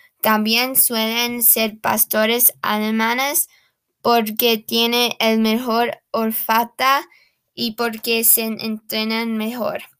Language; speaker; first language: Spanish; non-native, learner; English